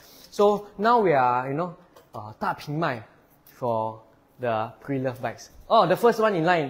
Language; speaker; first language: English; non-native, local second language; Chinese